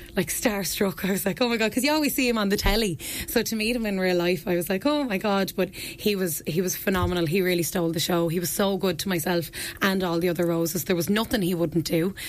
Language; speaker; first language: English; native; English